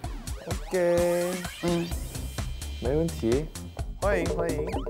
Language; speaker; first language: Chinese; non-native, fluent; Korean